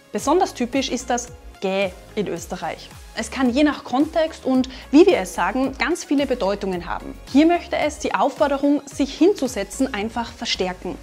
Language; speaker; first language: German; native; German